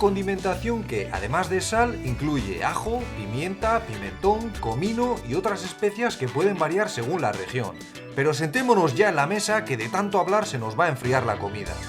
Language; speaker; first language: Spanish; native; Spanish